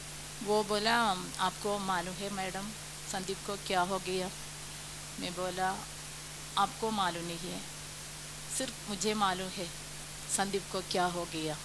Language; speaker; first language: Hindi; non-native, local second language; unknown